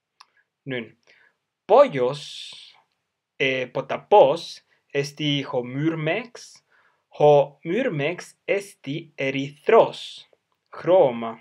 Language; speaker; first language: Greek; non-native, fluent; Spanish